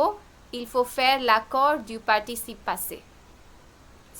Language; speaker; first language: French; non-native, fluent; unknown